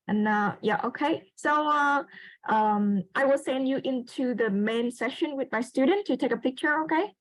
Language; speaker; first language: English; non-native, fluent; Vietnamese